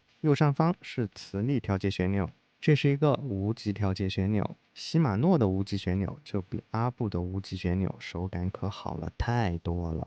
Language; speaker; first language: Chinese; native; Chinese